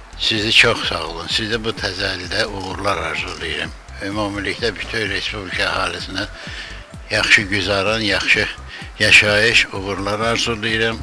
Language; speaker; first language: Azerbaijani; native; Azerbaijani